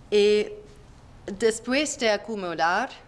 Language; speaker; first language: Spanish; non-native, learner; English